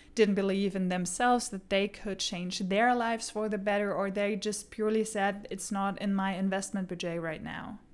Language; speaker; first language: English; non-native, fluent; German